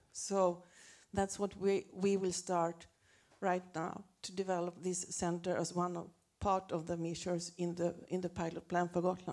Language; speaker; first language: English; non-native, fluent; Swedish